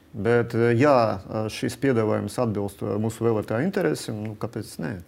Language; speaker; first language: Latvian; non-native, local second language; Russian